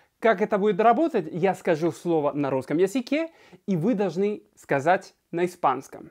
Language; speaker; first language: Russian; non-native, fluent; Spanish